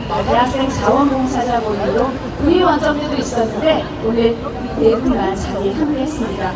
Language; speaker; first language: Korean; native; Korean